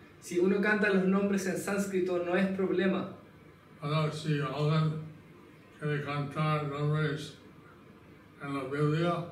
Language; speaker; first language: Spanish; non-native, learner; English